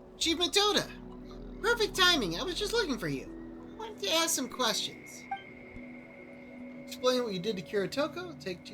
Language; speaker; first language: English; native; English